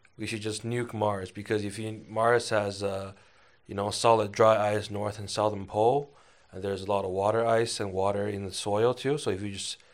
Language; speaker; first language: English; early bilingual, other home language; Chinese